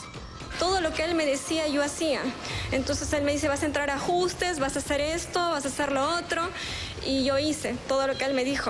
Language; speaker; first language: Spanish; native; Spanish